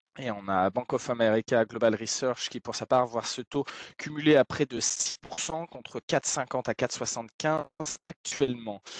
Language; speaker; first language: French; native; French